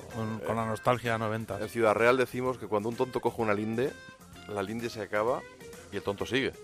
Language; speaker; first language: Spanish; native; Spanish